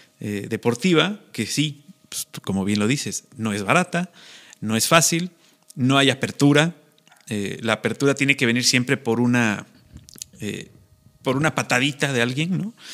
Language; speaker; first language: Spanish; native; Spanish